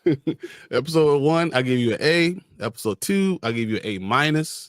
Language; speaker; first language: English; native; English